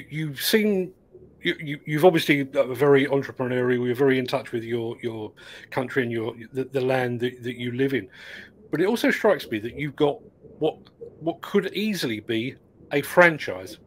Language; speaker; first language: English; native; English